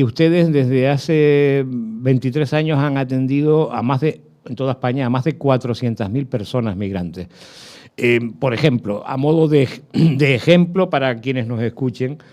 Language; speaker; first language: Spanish; native; Spanish